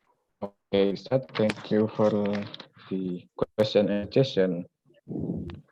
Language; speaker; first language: English; non-native, local second language; Indonesian